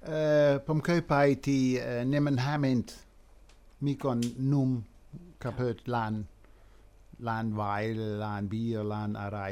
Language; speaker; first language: Thai; non-native, fluent; Dutch